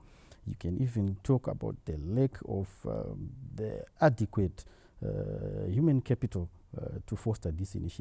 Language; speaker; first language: English; non-native, local second language; Shona